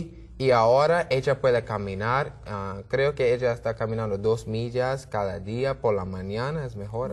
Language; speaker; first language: Spanish; non-native, learner; English